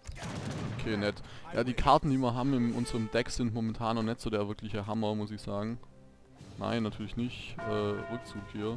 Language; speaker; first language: German; native; German